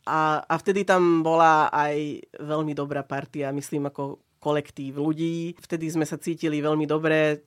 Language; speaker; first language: Slovak; non-native, local second language; Hungarian